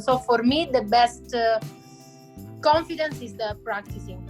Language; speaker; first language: English; non-native, fluent; Italian